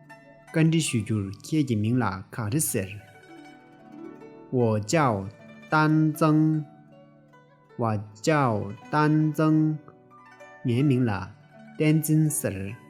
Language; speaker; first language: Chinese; non-native, fluent; Tibetan